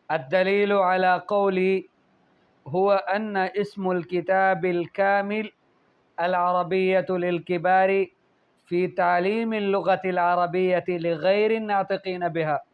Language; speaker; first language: Arabic; non-native, fluent; Urdu